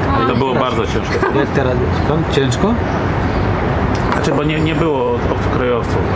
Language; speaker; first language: Polish; non-native, learner; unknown